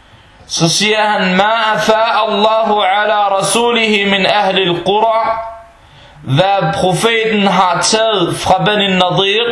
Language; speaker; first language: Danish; non-native, fluent; Arabic